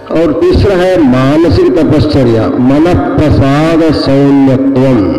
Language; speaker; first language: Hindi; non-native, local second language; Kannada